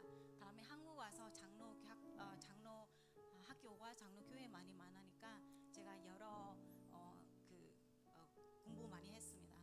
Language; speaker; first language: Korean; non-native, learner; Vietnamese